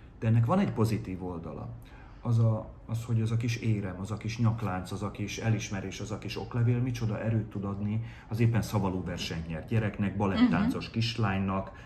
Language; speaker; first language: Hungarian; native; Hungarian